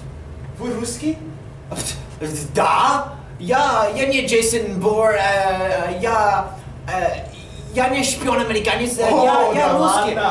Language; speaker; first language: Russian; non-native, learner; English